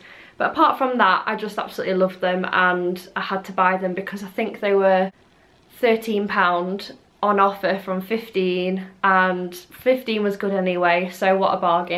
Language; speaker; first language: English; native; English